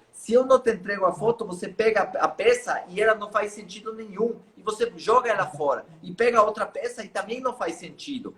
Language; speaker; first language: Portuguese; non-native, fluent; Spanish